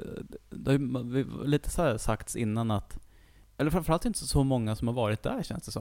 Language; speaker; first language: Swedish; native; Swedish